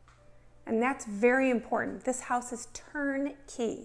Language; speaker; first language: English; native; English